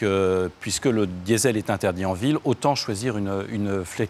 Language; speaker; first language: French; native; French